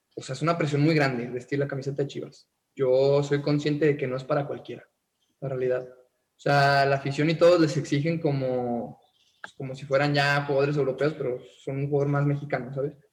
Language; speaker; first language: Spanish; native; Spanish